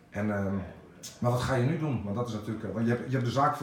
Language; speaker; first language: Dutch; native; Dutch